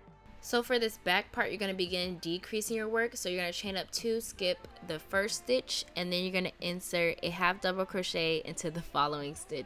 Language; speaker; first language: English; native; English